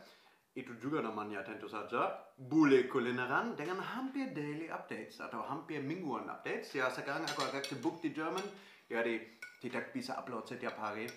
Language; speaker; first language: Indonesian; non-native, fluent; German